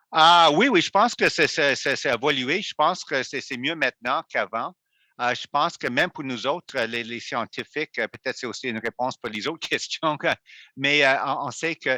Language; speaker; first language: French; non-native, local second language; English